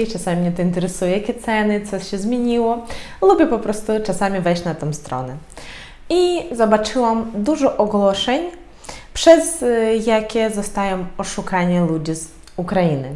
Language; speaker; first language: Polish; non-native, fluent; Ukrainian